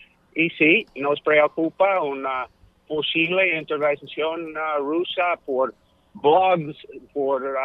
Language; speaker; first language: Spanish; non-native, fluent; English